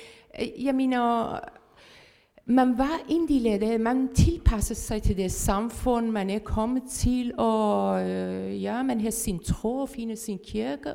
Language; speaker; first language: Danish; non-native, fluent; Persian